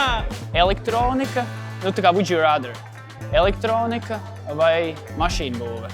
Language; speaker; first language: Latvian; native; Latvian